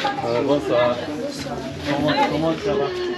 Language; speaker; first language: French; non-native, learner; Japanese